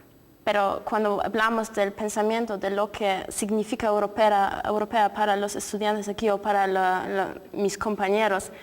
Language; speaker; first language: Spanish; non-native, fluent; Polish